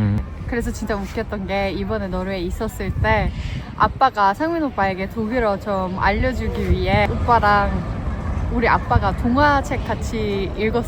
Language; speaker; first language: Korean; non-native, fluent; Norwegian